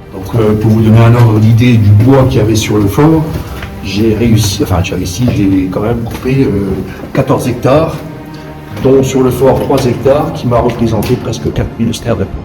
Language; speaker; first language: French; native; French